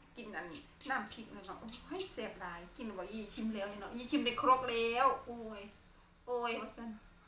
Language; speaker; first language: Thai; non-native, local second language; Khmer